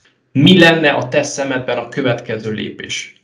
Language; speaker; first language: Hungarian; non-native, fluent; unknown